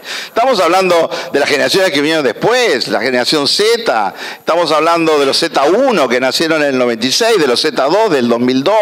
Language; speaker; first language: Spanish; native; Spanish